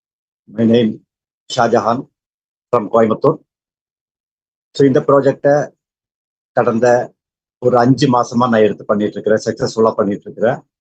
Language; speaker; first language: Tamil; native; Tamil